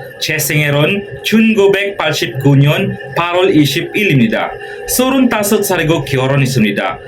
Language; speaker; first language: Korean; non-native, learner; Filipino